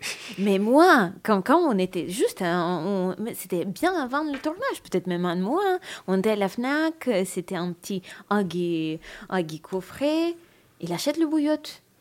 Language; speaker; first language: French; non-native, learner; Russian